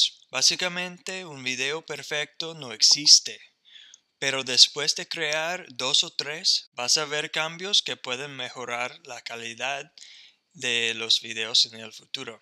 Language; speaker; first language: Spanish; non-native, fluent; English